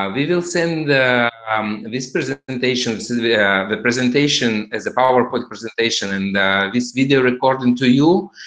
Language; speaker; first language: English; non-native, fluent; Russian